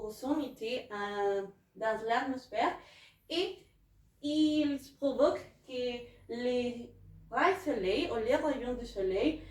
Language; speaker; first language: French; non-native, learner; Spanish